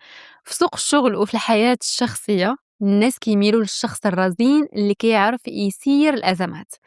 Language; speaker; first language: Arabic; native; Arabic